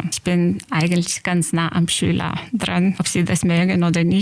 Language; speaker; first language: German; non-native, fluent; Lithuanian